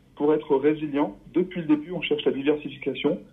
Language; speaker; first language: French; native; French